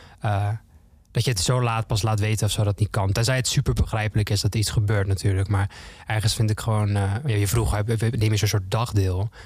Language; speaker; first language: Dutch; native; Dutch